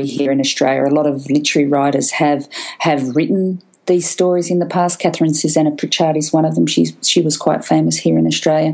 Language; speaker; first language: English; native; English